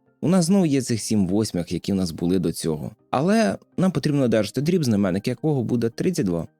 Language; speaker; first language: Ukrainian; native; Ukrainian